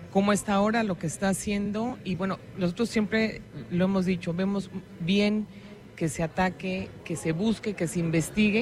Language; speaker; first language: Spanish; native; Spanish